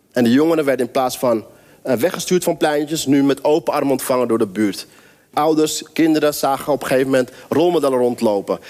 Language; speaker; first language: Dutch; native; Dutch